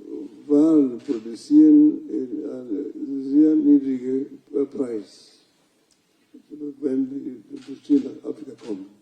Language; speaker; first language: German; non-native, fluent; Luo (Kenya and Tanzania)